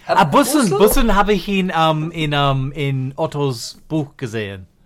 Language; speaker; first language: German; non-native, fluent; English